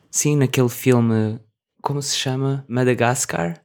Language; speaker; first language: Portuguese; native; Portuguese